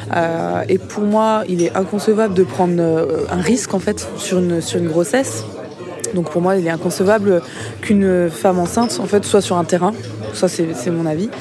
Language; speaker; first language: French; native; French